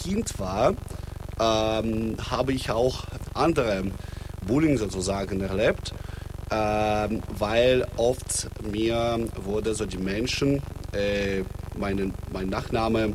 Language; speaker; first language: German; non-native, fluent; Russian